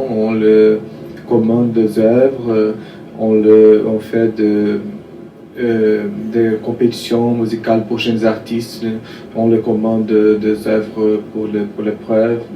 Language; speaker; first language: French; non-native, fluent; Portuguese